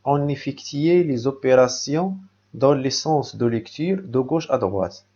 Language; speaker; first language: French; non-native, local second language; Arabic